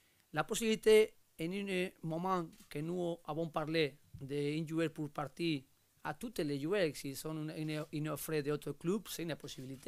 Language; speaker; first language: French; non-native, learner; Spanish